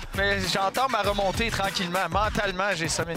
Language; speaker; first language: French; native; French